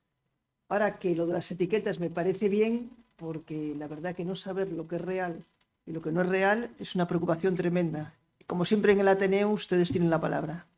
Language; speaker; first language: Spanish; native; Spanish